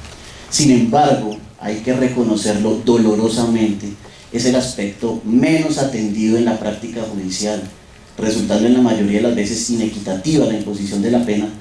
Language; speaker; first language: Spanish; native; Spanish